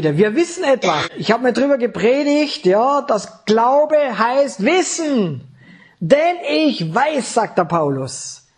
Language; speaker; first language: German; native; German